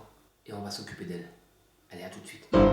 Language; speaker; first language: French; native; French